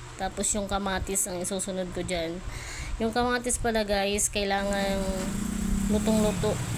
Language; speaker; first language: Filipino; non-native, local second language; Bikol